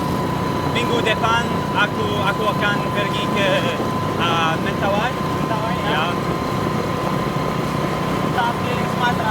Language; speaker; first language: Indonesian; non-native, learner; English